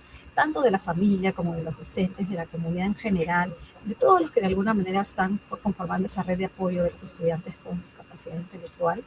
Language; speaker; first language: Spanish; native; Spanish